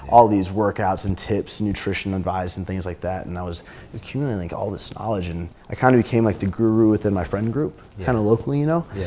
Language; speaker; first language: English; native; English